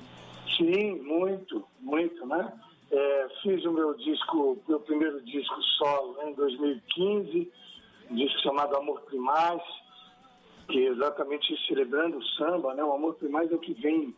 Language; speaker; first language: Portuguese; native; Portuguese